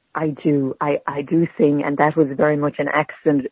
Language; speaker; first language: English; native; English